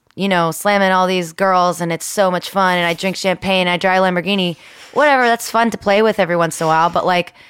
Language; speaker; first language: English; early bilingual, other home language; Spanish